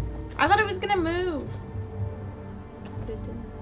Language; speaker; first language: English; native; English